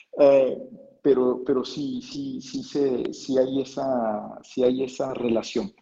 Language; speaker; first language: Spanish; native; Spanish